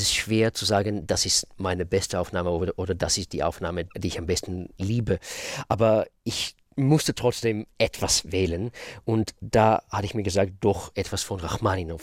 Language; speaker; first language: German; non-native, fluent; Russian